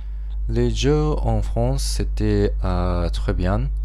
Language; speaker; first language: French; non-native, learner; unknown